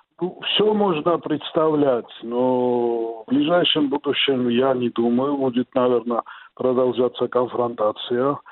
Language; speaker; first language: Russian; non-native, local second language; Georgian